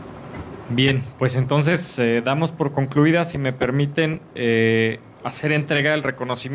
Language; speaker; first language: Spanish; native; Spanish